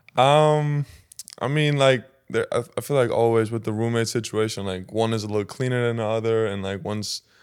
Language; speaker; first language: English; non-native, fluent; German